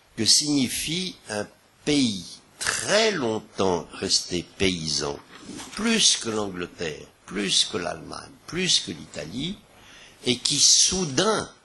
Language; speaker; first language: French; native; French